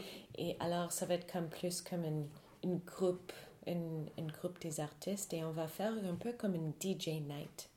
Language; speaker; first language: French; non-native, fluent; English